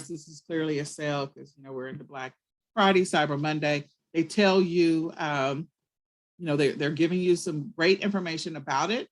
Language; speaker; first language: English; native; English